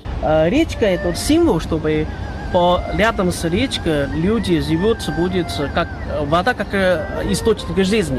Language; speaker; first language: Russian; non-native, learner; Chinese